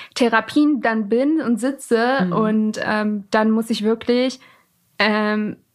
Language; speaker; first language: German; early bilingual, other home language; Persian